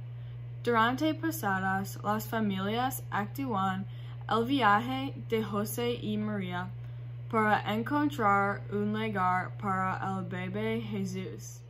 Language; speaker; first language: Spanish; non-native, learner; English